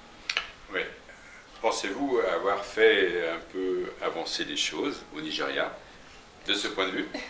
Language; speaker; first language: French; native; French